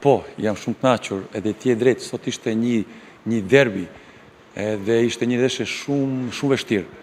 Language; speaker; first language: Albanian; non-native, fluent; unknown